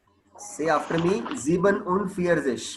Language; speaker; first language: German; non-native, learner; Hindi